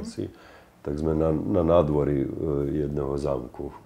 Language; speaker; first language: Slovak; native; Slovak